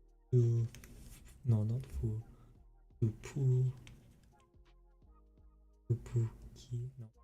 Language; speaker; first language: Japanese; non-native, learner; English